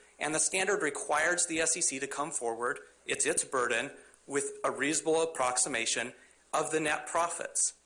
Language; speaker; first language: English; native; English